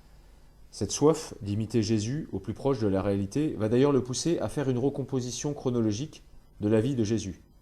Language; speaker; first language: French; native; French